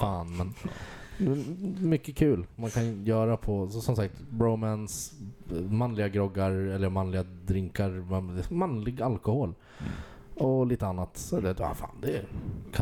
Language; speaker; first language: Swedish; native; Swedish